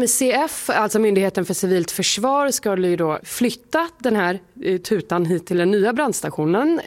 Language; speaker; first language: Swedish; native; Swedish